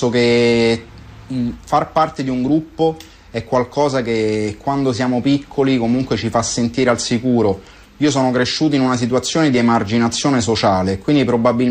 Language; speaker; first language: Italian; native; Italian